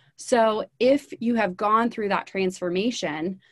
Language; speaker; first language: English; native; English